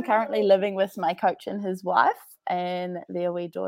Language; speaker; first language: English; native; English